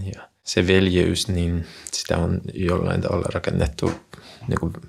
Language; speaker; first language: Finnish; non-native, fluent; Russian